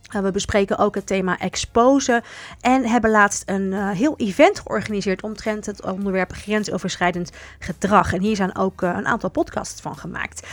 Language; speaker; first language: Dutch; native; Dutch